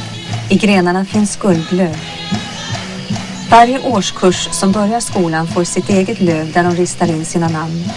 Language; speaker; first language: Swedish; native; Swedish